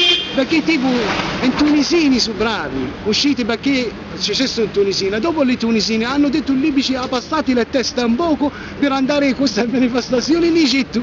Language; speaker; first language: Italian; non-native, learner; Arabic